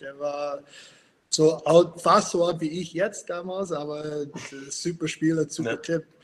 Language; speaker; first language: German; non-native, fluent; English